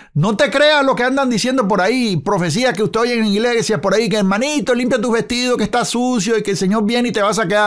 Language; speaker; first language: Spanish; native; Spanish